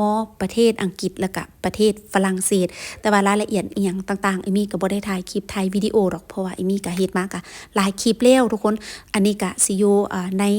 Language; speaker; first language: Thai; non-native, local second language; Lao